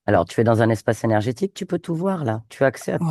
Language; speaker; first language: French; native; French